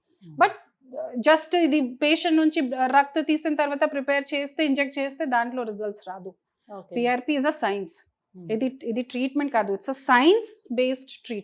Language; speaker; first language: Telugu; non-native, fluent; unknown